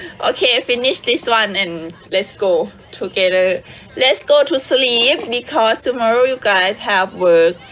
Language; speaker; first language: English; non-native, learner; Thai